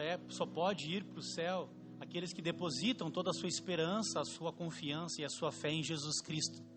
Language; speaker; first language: Portuguese; native; Portuguese